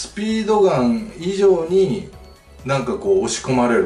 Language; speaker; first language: Japanese; native; Japanese